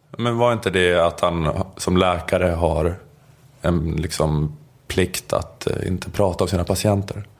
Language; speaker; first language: Swedish; native; Swedish